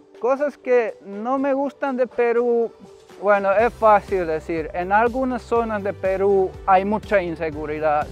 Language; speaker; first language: Spanish; non-native, fluent; Finnish